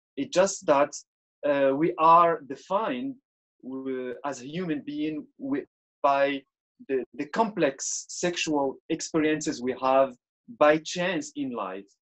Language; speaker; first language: English; non-native, fluent; Arabic